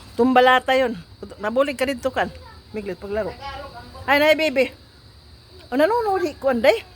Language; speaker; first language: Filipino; non-native, local second language; Waray